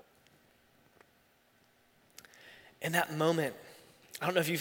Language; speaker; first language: English; native; English